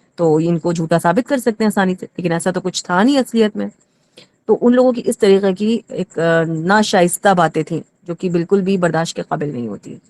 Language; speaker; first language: Urdu; native; Urdu